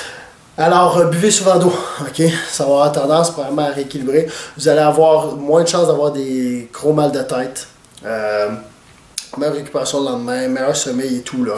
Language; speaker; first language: French; native; French